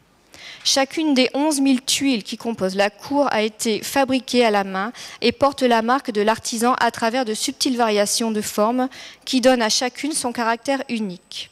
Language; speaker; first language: French; native; French